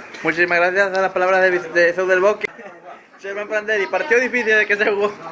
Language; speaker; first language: Spanish; native; Spanish